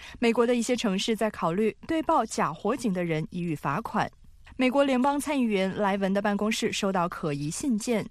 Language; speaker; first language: Chinese; native; Chinese